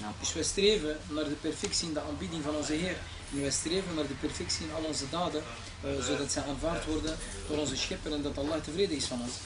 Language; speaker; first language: Dutch; early bilingual, other home language; Arabic